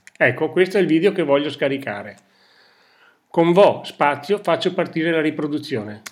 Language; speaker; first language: Italian; native; Italian